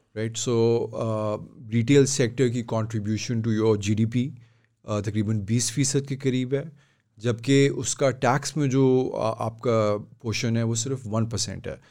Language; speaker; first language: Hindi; native; Hindi